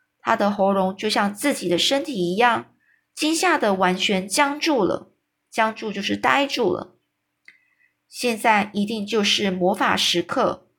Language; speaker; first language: Chinese; native; Chinese